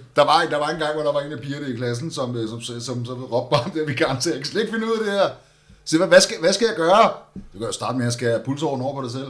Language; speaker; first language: Danish; native; Danish